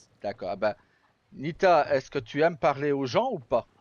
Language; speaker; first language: French; native; French